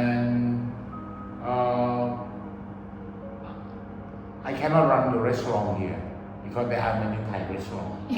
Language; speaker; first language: English; early bilingual, other home language; Thai